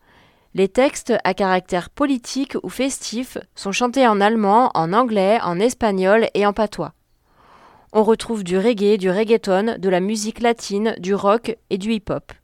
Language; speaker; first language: French; native; French